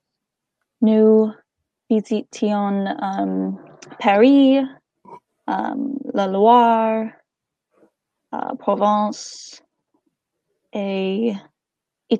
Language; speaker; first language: French; non-native, learner; English